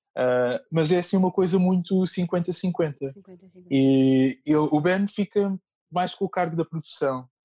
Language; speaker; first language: Portuguese; native; Portuguese